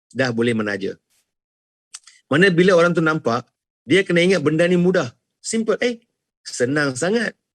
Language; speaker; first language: Malay; non-native, local second language; Tamil